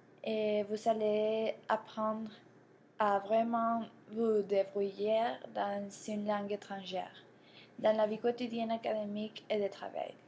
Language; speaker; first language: French; non-native, learner; Spanish